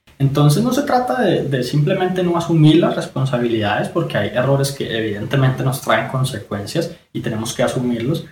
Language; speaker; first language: Spanish; native; Spanish